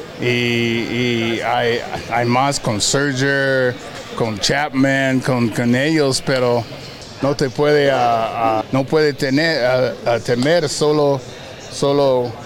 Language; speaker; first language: Spanish; non-native, learner; English